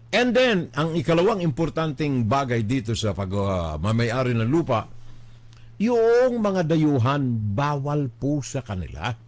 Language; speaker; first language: Filipino; native; Filipino